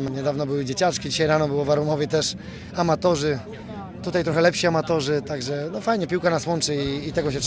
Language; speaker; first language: Polish; native; Polish